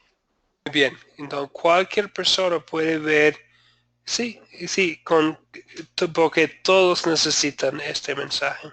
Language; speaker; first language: Spanish; non-native, fluent; English